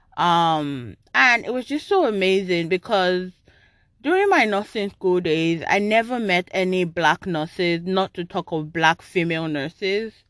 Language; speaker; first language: English; non-native, local second language; Yoruba